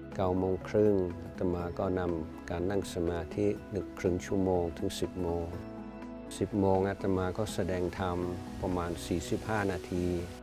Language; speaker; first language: Thai; non-native, fluent; English